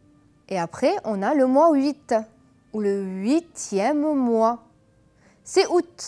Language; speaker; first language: French; non-native, fluent; Arabic